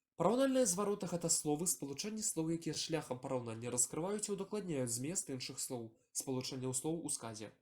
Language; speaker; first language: Belarusian; non-native, local second language; Russian